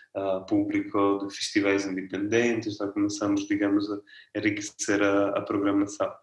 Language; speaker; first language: Portuguese; non-native, fluent; Italian